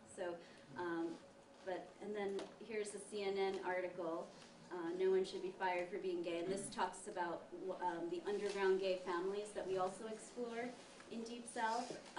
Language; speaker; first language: English; early bilingual, other home language; Italian